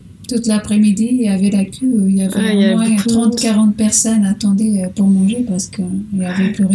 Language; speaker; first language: French; non-native, learner; Portuguese